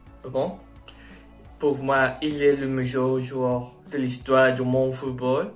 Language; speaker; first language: French; non-native, learner; Spanish